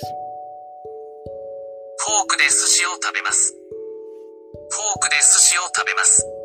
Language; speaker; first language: Japanese; non-native, learner; Spanish